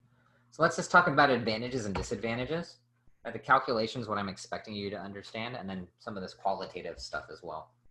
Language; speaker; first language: English; native; English